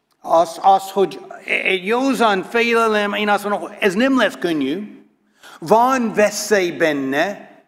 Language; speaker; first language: Hungarian; non-native, learner; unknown